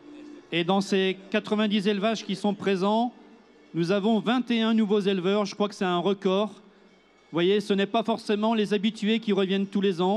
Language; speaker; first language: French; native; French